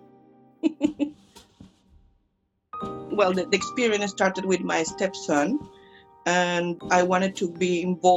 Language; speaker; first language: English; non-native, fluent; Spanish